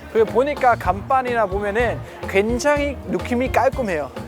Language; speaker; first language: Korean; non-native, fluent; German